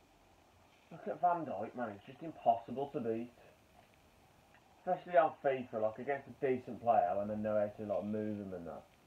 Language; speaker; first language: English; native; English